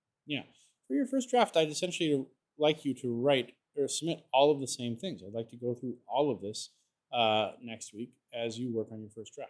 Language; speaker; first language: English; native; English